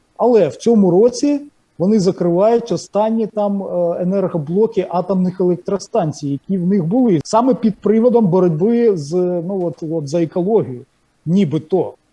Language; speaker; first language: Ukrainian; native; Ukrainian